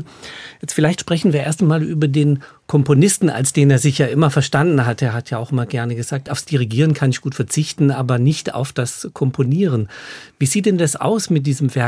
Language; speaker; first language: German; native; German